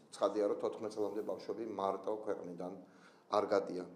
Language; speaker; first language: Georgian; native; Georgian